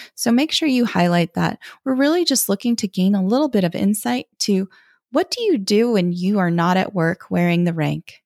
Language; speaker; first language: English; early bilingual, other home language; German